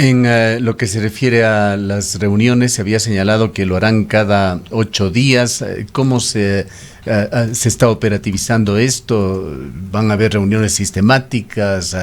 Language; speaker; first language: Spanish; native; Spanish